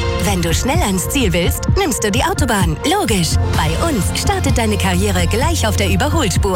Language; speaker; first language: German; native; German